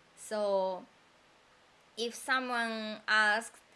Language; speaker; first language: English; non-native, fluent; Japanese